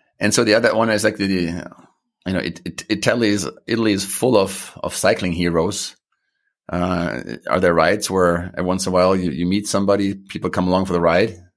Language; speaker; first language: English; non-native, fluent; German